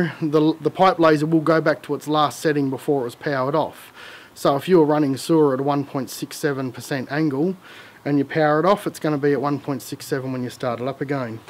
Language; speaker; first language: English; native; English